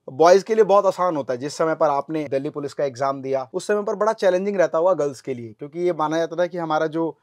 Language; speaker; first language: Hindi; native; Hindi